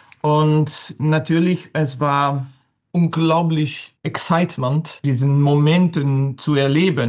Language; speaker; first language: German; non-native, learner; French